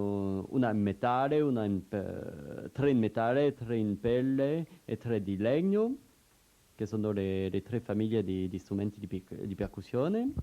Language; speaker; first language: Italian; non-native, learner; French